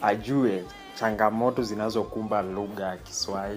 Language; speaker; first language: Swahili; non-native, local second language; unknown